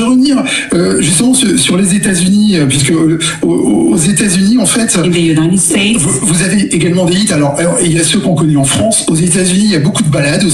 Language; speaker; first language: French; native; French